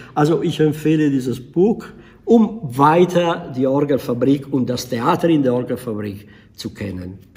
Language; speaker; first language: German; non-native, fluent; Italian